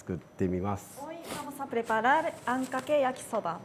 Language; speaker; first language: Spanish; non-native, fluent; Japanese